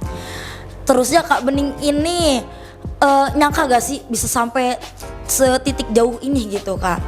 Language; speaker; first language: Indonesian; native; Indonesian